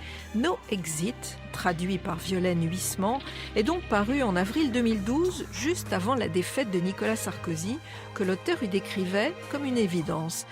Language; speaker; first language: French; native; French